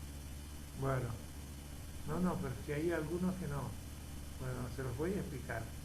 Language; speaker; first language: Spanish; native; Spanish